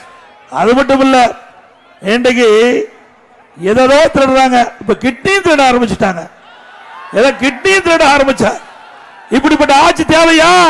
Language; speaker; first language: Tamil; native; Tamil